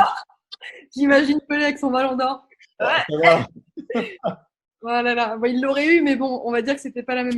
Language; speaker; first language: French; native; French